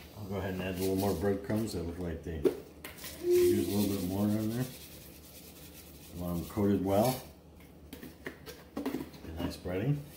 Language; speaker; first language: English; native; English